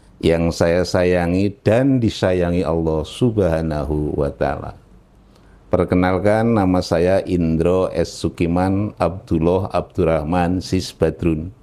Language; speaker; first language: Indonesian; non-native, local second language; Javanese